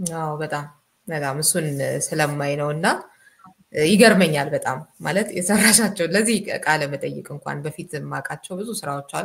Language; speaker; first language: Amharic; native; Amharic